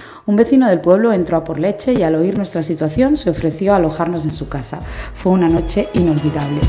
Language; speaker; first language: Spanish; native; Spanish